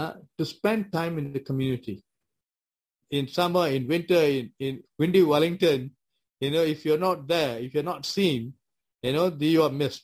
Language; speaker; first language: English; non-native, local second language; Punjabi